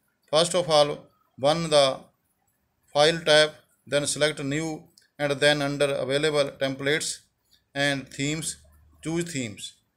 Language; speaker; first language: English; non-native, local second language; Punjabi